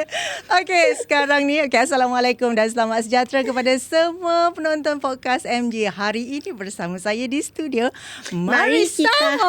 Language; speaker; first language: Malay; native; Malay